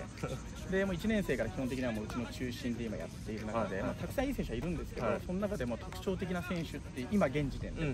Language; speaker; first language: Japanese; native; Japanese